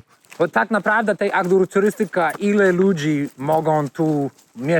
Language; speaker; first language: Polish; non-native, learner; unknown